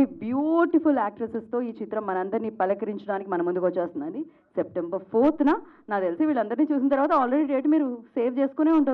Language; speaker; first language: Telugu; native; Telugu